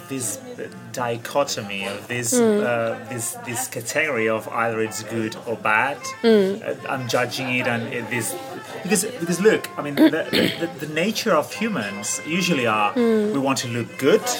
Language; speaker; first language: English; non-native, fluent; Catalan